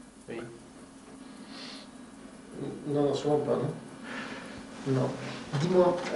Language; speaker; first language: French; native; French